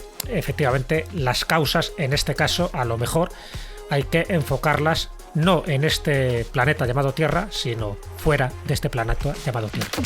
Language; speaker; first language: Spanish; native; Spanish